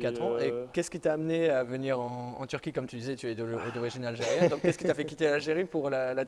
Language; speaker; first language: French; native; French